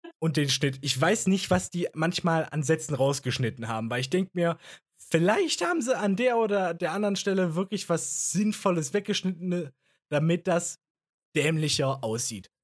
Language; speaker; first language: German; native; German